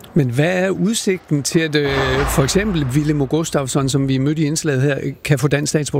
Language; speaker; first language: Danish; native; Danish